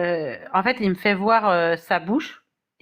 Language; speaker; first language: French; native; French